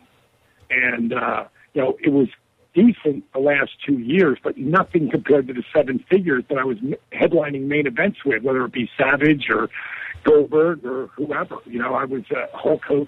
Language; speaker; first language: English; native; English